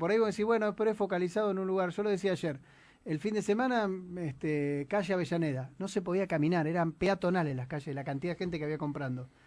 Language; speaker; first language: Spanish; native; Spanish